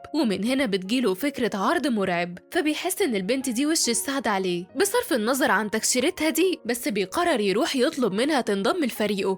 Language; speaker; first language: Arabic; native; Arabic